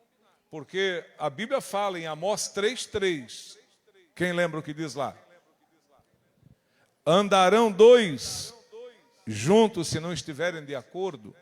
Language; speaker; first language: Portuguese; native; Portuguese